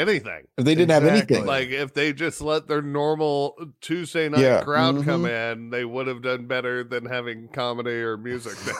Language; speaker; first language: English; native; English